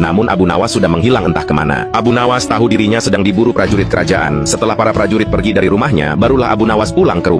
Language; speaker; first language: Indonesian; native; Indonesian